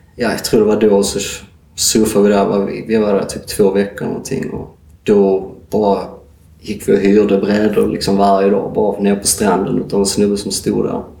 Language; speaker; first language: Swedish; native; Swedish